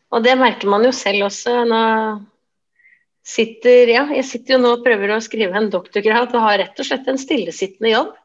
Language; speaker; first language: Norwegian; native; Norwegian